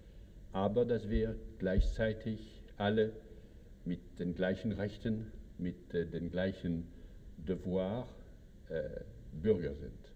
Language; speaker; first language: German; non-native, fluent; French